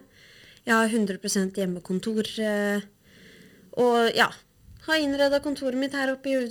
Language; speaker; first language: Norwegian; native; Norwegian